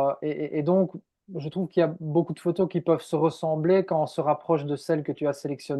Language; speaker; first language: French; native; French